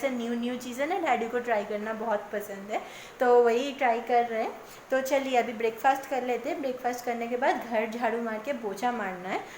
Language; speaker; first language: Hindi; non-native, local second language; Bangla